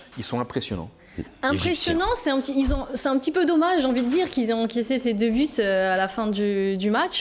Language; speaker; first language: French; native; French